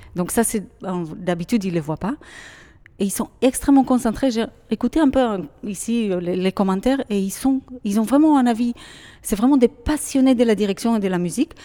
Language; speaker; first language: French; non-native, fluent; Hebrew